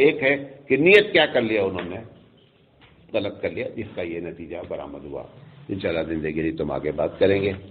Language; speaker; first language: Urdu; native; Urdu